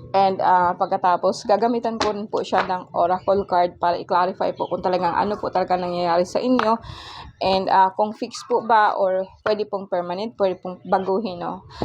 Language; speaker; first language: Filipino; non-native, local second language; Cebuano